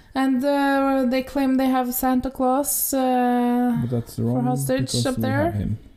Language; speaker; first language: English; non-native, fluent; Norwegian